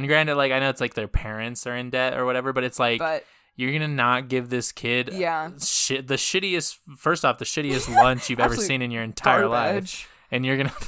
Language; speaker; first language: English; native; English